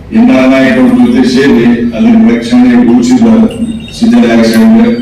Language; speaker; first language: Kannada; non-native, local second language; Lambadi